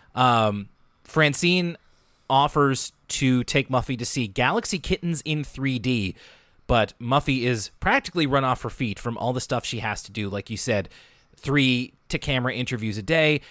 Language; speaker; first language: English; native; English